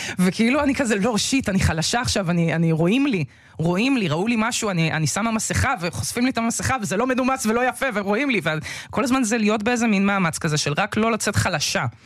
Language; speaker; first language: Hebrew; early bilingual, other home language; Russian